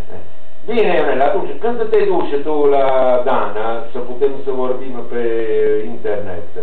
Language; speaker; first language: Romanian; non-native, learner; Italian